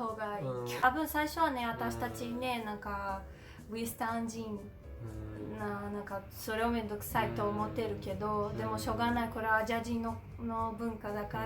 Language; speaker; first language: Japanese; non-native, learner; Portuguese